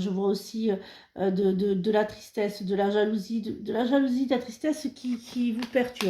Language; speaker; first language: French; native; French